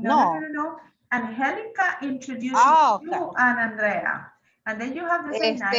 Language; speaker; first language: English; non-native, fluent; Spanish